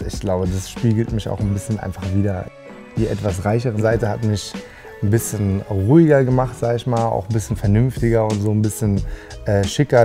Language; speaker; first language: German; early bilingual, other home language; Turkish